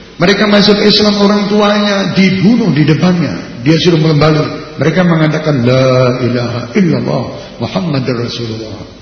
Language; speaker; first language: Indonesian; native; Indonesian